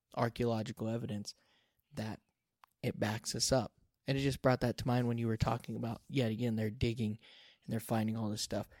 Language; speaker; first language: English; native; English